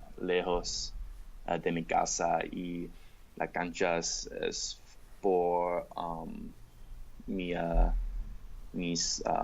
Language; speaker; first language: Spanish; non-native, learner; English